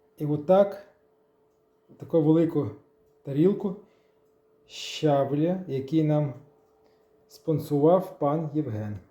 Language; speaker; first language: Ukrainian; native; Ukrainian